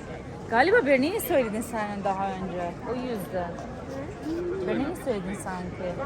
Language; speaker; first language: Turkish; non-native, fluent; Albanian